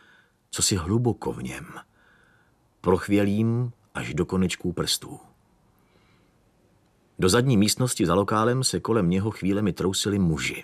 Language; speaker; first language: Czech; native; Czech